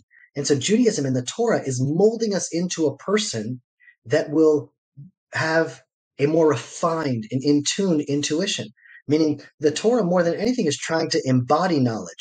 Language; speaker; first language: English; native; English